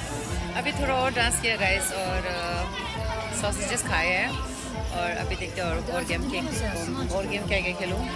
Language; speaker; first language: Hindi; non-native, local second language; Tibetan